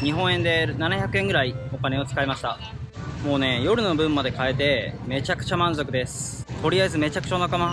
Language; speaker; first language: Japanese; native; Japanese